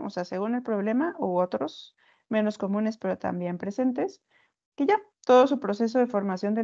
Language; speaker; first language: Spanish; native; Spanish